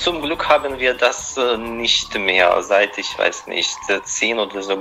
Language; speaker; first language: German; non-native, fluent; Russian